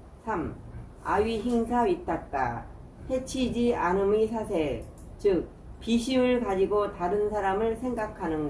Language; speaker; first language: Korean; native; Korean